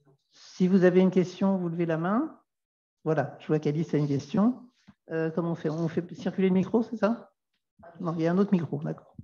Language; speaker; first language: French; native; French